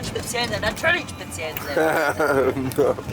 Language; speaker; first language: German; native; German